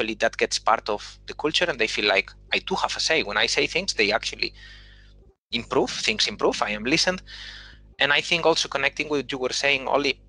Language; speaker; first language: English; non-native, fluent; Spanish